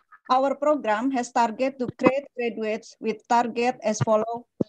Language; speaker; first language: English; non-native, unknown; Indonesian